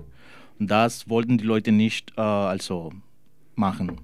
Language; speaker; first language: German; non-native, learner; Spanish